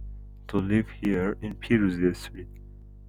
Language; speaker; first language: English; non-native, learner; Persian